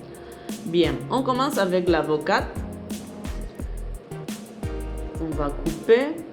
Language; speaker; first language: French; non-native, fluent; Spanish